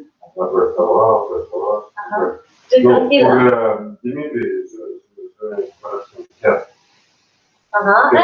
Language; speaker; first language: French; non-native, learner; Russian